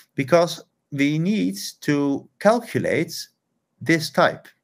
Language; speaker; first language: English; non-native, fluent; Dutch